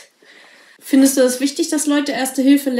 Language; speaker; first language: German; native; German